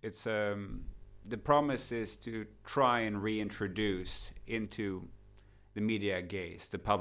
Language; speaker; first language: English; non-native, fluent; Swedish